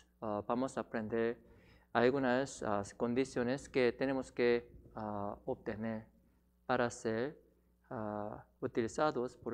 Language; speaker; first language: Spanish; non-native, learner; Korean